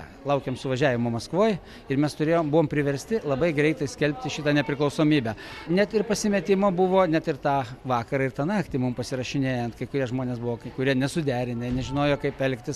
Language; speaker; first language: Lithuanian; native; Lithuanian